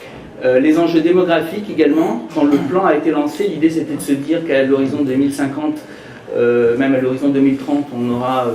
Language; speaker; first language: French; native; French